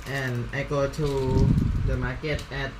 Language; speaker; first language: English; non-native, learner; Thai